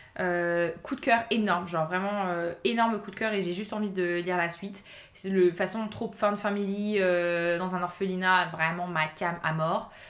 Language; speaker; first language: French; native; French